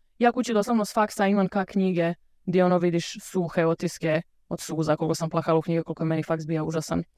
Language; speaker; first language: Bosnian; early bilingual, heritage; Croatian